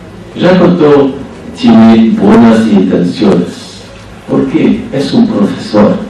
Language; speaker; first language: Spanish; non-native, fluent; French